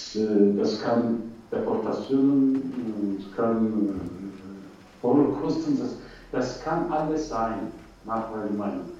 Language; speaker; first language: German; non-native, learner; Turkish